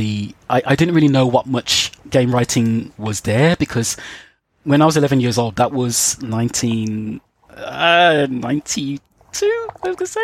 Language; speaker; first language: English; native; English